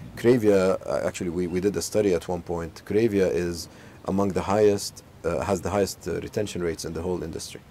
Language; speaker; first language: English; non-native, fluent; Arabic